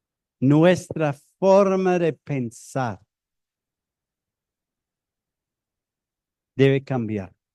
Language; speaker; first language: Spanish; non-native, fluent; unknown